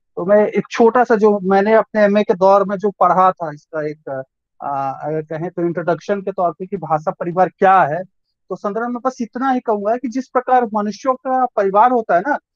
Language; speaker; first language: Hindi; native; Hindi